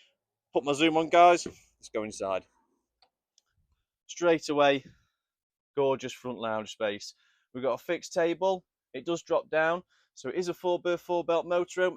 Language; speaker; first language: English; native; English